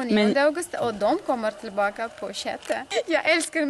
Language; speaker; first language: Swedish; non-native, fluent; Ukrainian